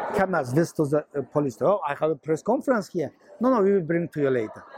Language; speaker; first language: English; non-native, learner; Chinese